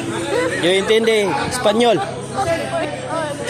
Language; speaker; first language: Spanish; non-native, learner; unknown